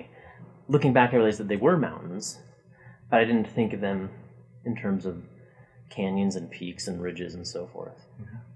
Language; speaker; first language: English; native; English